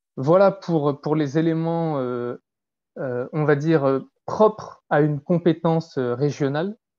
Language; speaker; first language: French; native; French